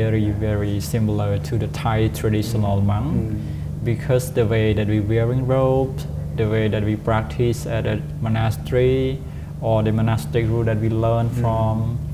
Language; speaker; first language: English; non-native, fluent; Khmer